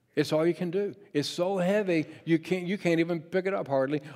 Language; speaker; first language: English; native; English